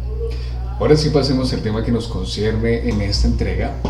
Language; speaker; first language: Spanish; native; Spanish